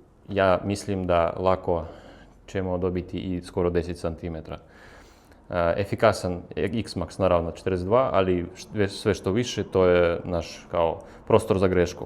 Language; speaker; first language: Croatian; non-native, fluent; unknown